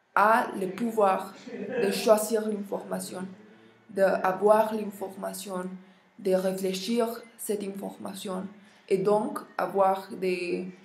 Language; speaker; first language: French; non-native, learner; Spanish